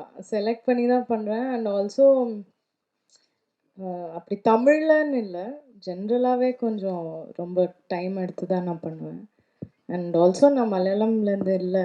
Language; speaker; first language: Tamil; non-native, local second language; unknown